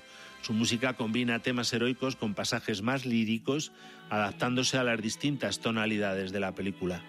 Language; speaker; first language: Spanish; native; Spanish